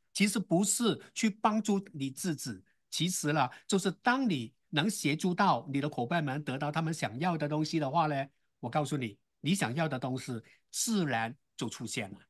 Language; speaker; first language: Chinese; non-native, local second language; Cantonese